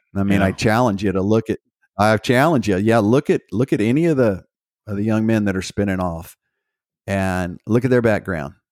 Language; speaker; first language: English; native; English